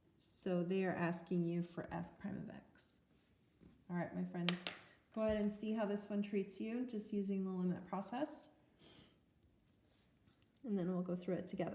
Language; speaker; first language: English; native; English